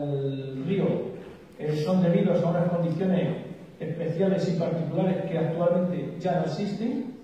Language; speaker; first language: Spanish; native; Spanish